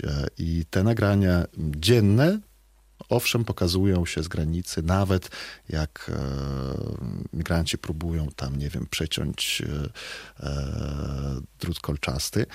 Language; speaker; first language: Polish; non-native, fluent; Belarusian